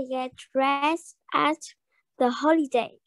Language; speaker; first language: English; non-native, learner; Vietnamese